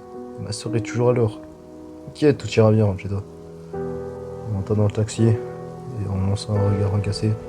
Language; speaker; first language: French; native; French